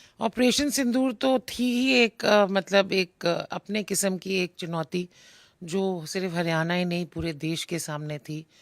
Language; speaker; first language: Hindi; native; Hindi